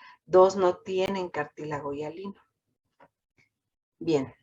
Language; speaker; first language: Spanish; native; Spanish